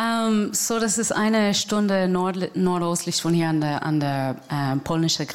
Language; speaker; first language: German; non-native, learner; English